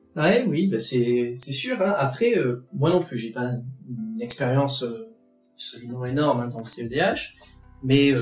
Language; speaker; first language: French; native; French